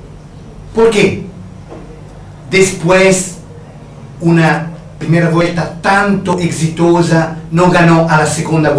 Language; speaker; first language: Spanish; non-native, fluent; Italian